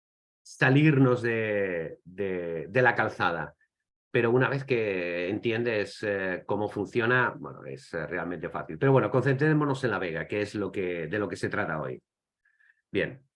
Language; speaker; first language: Spanish; native; Spanish